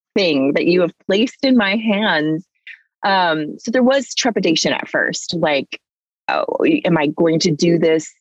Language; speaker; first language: English; early bilingual, other home language; Spanish